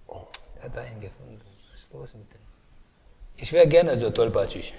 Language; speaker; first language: German; native; German